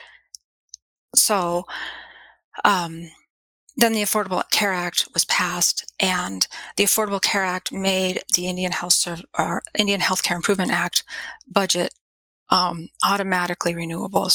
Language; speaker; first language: English; native; English